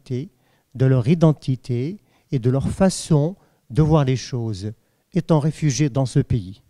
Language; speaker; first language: French; non-native, fluent; Arabic